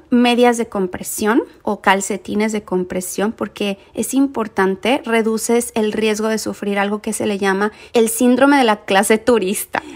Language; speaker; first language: Spanish; native; Spanish